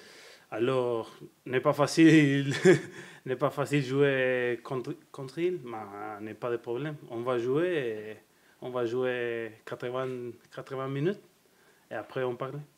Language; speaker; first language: French; non-native, learner; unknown